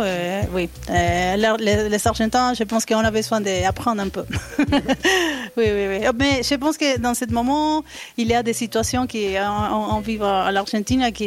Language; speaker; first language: French; non-native, fluent; Spanish